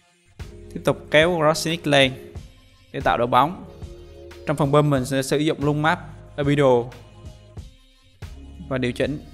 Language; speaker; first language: Vietnamese; native; Vietnamese